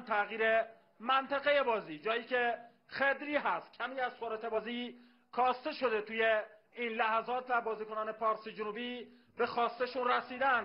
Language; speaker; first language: Persian; native; Persian